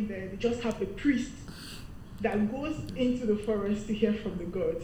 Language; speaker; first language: English; non-native, local second language; Igbo